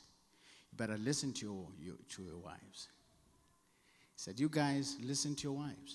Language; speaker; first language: English; non-native, local second language; Southern Sotho